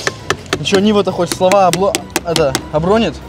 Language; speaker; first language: Russian; native; Russian